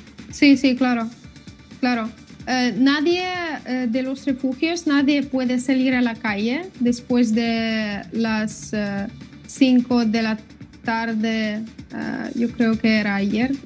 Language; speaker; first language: Spanish; non-native, fluent; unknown